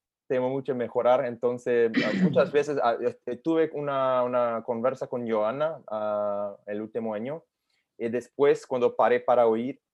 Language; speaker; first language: Spanish; non-native, learner; Portuguese